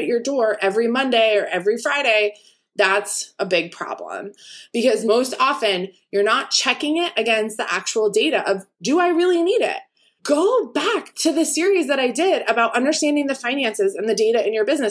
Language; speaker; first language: English; native; English